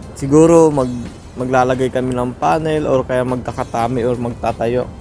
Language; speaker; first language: Filipino; native; Filipino